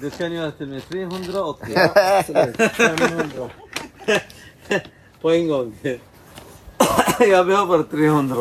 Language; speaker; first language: Swedish; non-native, learner; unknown